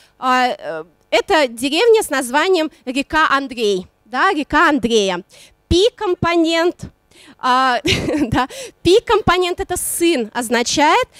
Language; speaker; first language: Russian; non-native, local second language; Udmurt